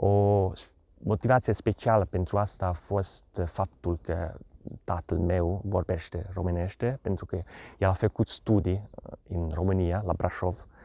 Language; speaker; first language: Romanian; non-native, fluent; Hungarian